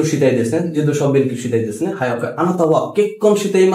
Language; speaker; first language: Japanese; non-native, fluent; Bangla